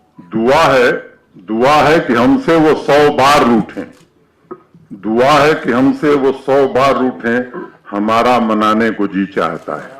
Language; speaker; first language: Hindi; native; Hindi